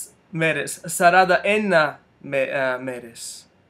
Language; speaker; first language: Greek; non-native, learner; Portuguese